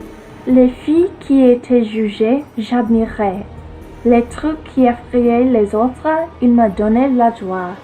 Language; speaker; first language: French; non-native, learner; English